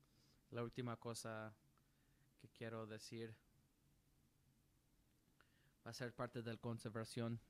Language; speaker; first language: Spanish; non-native, learner; English